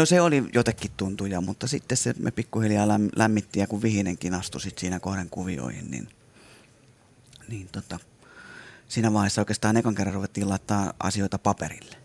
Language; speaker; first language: Finnish; native; Finnish